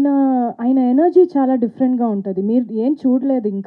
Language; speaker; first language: Telugu; non-native, fluent; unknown